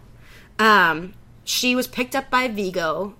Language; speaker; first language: English; native; English